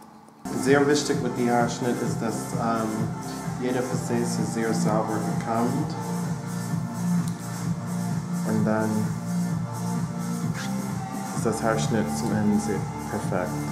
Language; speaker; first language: German; non-native, fluent; English